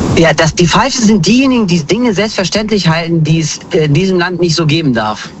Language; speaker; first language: German; early bilingual, other home language; Kurdish